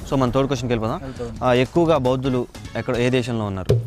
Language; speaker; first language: Telugu; native; Telugu